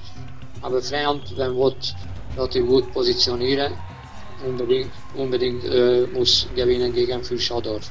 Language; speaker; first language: German; non-native, learner; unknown